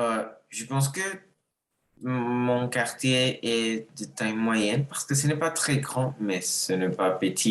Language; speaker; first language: French; non-native, learner; Spanish